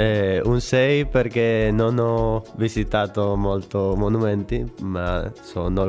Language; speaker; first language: Italian; non-native, learner; Spanish